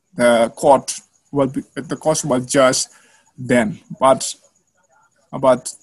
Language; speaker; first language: English; non-native, learner; Burmese